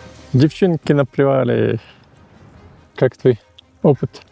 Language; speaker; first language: Russian; native; Russian